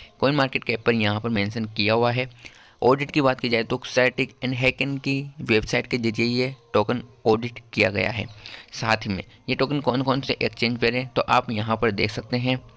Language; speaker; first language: Hindi; native; Hindi